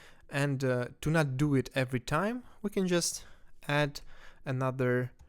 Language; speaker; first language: English; non-native, fluent; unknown